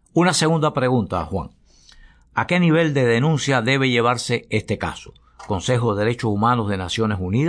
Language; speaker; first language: Spanish; native; Spanish